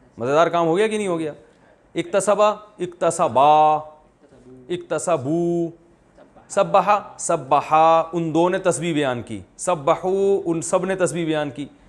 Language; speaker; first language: Urdu; native; Urdu